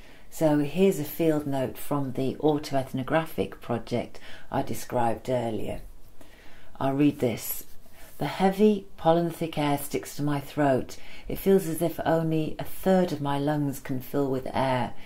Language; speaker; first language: English; native; English